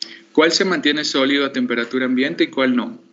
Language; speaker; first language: Spanish; native; Spanish